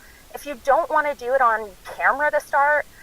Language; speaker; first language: English; native; English